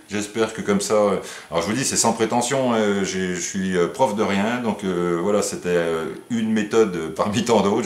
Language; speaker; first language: French; native; French